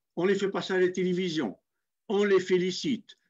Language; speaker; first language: French; non-native, local second language; Kabyle